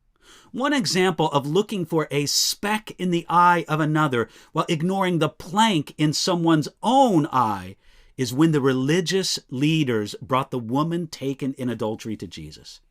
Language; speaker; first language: English; native; English